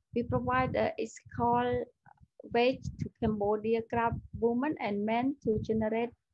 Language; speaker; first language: English; non-native, learner; Khmer